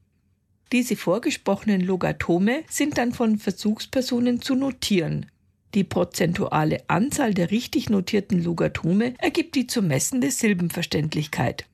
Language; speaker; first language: German; native; German